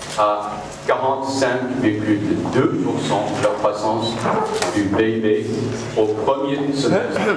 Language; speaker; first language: French; non-native, fluent; Chinese